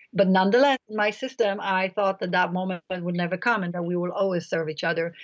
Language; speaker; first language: English; non-native, fluent; Hebrew